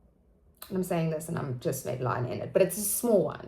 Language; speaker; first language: English; native; English